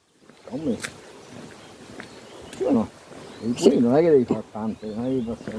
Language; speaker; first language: Italian; native; Italian